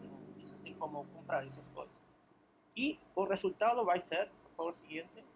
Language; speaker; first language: Portuguese; non-native, fluent; Spanish